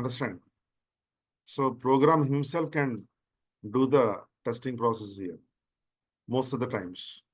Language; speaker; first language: English; non-native, local second language; Telugu